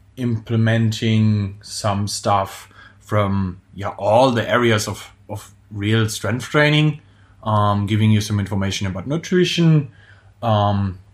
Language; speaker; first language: English; non-native, fluent; German